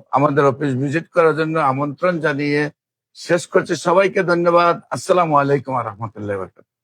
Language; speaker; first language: Bangla; native; Bangla